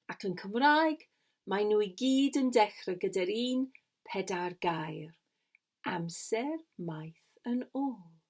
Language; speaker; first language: Welsh; non-native, fluent; English